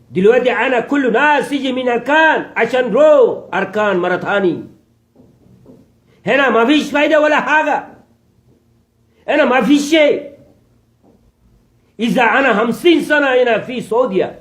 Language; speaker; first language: Arabic; non-native, local second language; Rohingya